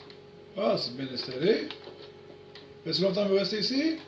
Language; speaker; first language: French; native; French